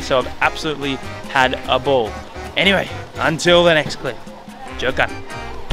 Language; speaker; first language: English; native; English